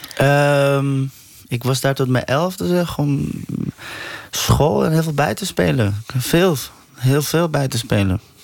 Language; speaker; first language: Dutch; early bilingual, other home language; Persian